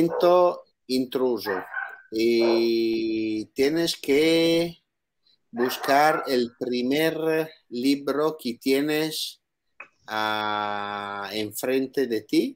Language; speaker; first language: Spanish; non-native, learner; Italian